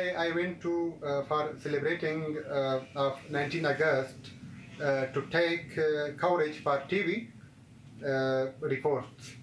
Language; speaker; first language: English; non-native, learner; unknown